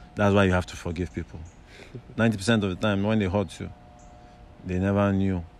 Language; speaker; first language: English; non-native, local second language; Yoruba